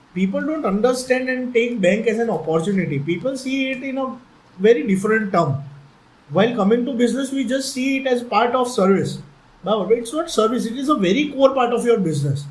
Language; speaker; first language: English; non-native, local second language; Gujarati